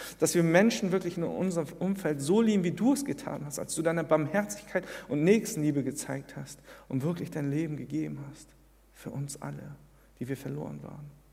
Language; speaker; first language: German; early bilingual, other home language; Korean